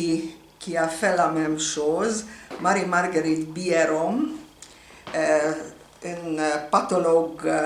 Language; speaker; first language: French; non-native, fluent; Hungarian